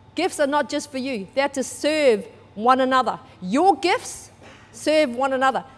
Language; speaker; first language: English; native; English